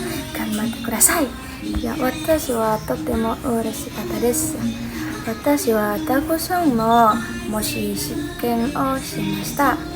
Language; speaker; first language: Japanese; non-native, learner; Indonesian